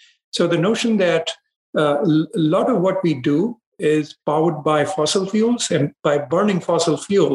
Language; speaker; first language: English; non-native, local second language; Hindi